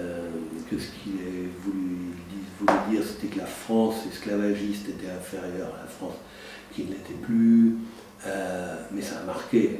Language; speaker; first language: French; native; French